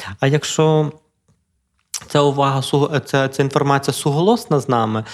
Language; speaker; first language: Ukrainian; native; Ukrainian